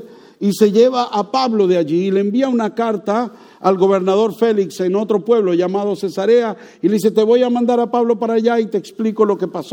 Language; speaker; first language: Spanish; native; Spanish